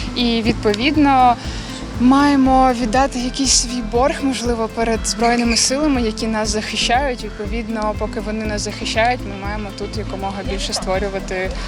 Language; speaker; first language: Ukrainian; non-native, local second language; Russian